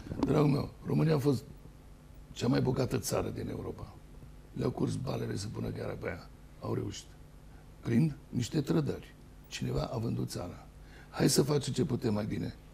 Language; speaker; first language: Romanian; native; Romanian